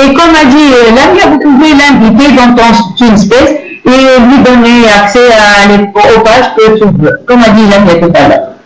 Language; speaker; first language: French; non-native, local second language; Arabic